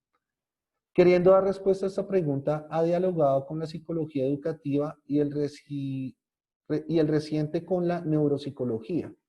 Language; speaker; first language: Spanish; native; Spanish